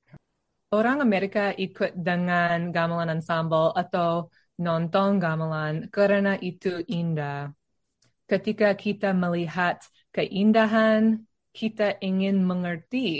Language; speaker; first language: Indonesian; non-native, learner; English